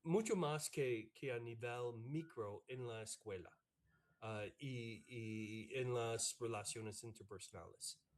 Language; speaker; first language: Spanish; non-native, fluent; English